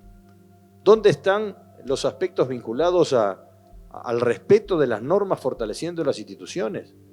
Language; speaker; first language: Spanish; native; Spanish